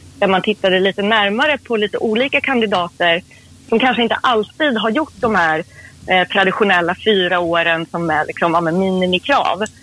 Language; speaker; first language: Swedish; early bilingual, other home language; Persian